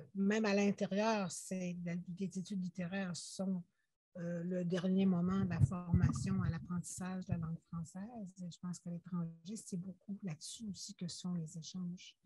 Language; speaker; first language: French; native; French